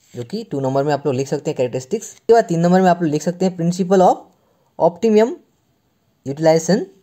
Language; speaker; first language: Hindi; non-native, local second language; Assamese